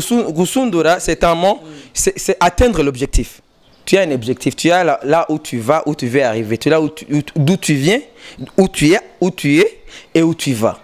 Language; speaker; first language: French; non-native, local second language; Rundi